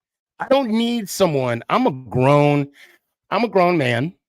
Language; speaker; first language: English; native; English